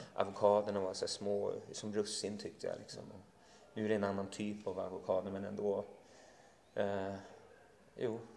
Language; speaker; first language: Swedish; early bilingual, other home language; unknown